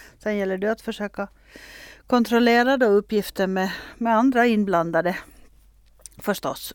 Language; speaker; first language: Swedish; native; Swedish